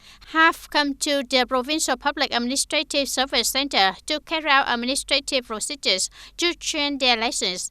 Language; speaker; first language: English; non-native, fluent; Vietnamese